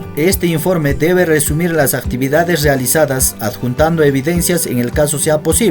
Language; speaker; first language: Spanish; native; Spanish